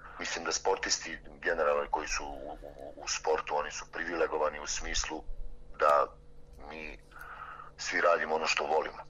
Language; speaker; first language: Serbian; native; Serbian